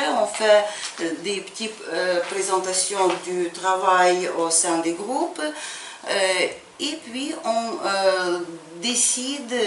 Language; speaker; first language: French; non-native, fluent; Ukrainian